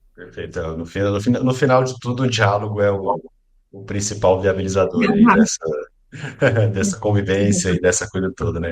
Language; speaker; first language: Portuguese; native; Portuguese